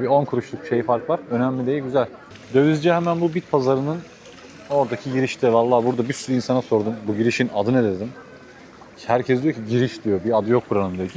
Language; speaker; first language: Turkish; native; Turkish